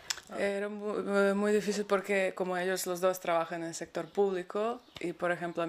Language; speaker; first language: Spanish; non-native, fluent; Serbian